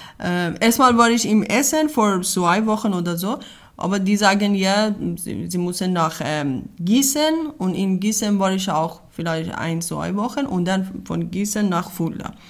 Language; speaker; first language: German; non-native, learner; Persian